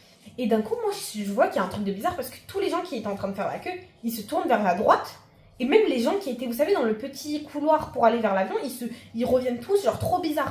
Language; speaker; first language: French; native; French